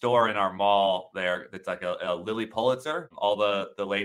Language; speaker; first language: English; native; English